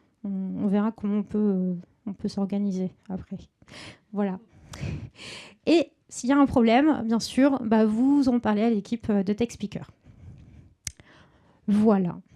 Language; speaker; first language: French; native; French